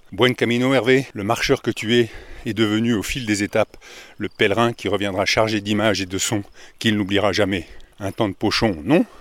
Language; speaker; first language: French; native; French